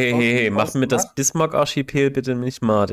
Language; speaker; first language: German; native; German